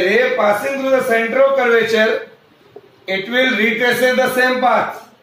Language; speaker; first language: English; non-native, local second language; Hindi